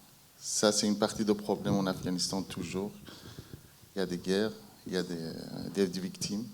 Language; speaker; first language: French; non-native, fluent; Persian